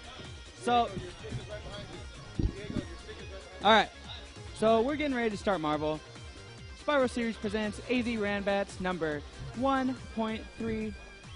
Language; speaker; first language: English; native; English